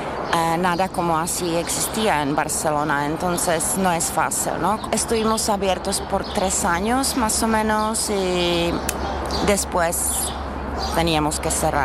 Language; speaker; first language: Spanish; non-native, learner; Czech